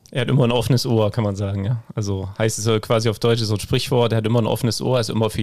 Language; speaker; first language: German; native; German